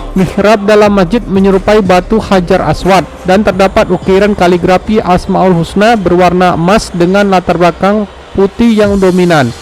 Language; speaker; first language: Indonesian; native; Indonesian